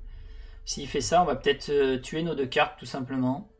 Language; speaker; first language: French; native; French